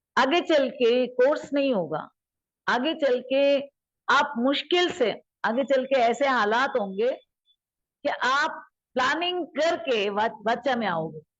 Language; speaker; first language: Hindi; native; Hindi